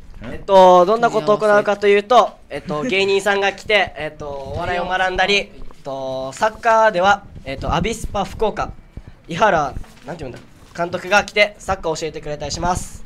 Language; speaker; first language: Japanese; native; Japanese